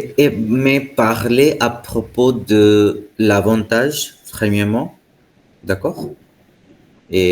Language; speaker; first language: French; non-native, fluent; Hindi